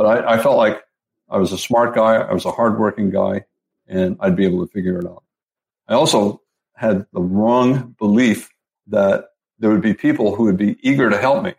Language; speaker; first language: English; native; English